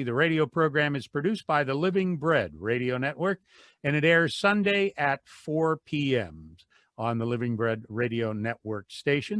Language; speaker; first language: English; native; English